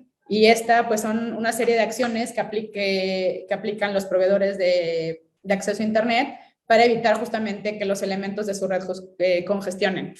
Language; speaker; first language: Spanish; native; Spanish